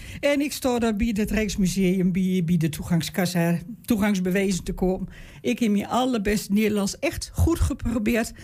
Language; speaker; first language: Dutch; native; Dutch